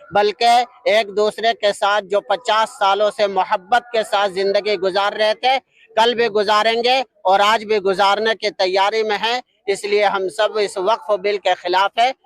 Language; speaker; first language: Urdu; native; Urdu